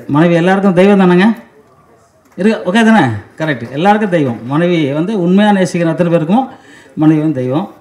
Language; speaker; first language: Tamil; native; Tamil